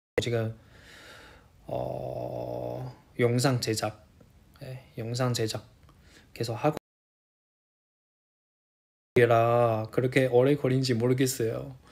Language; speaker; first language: Korean; non-native, fluent; Chinese